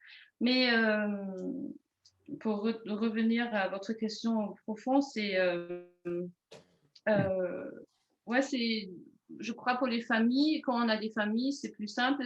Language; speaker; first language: French; non-native, fluent; German